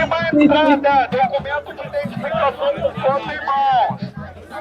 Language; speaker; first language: Portuguese; native; Portuguese